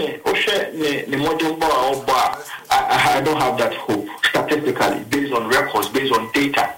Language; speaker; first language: English; non-native, local second language; Akan